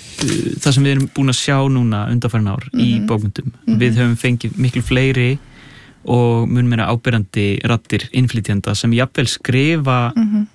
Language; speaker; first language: Icelandic; native; Icelandic